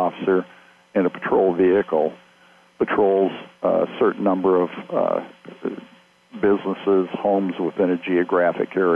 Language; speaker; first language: English; native; English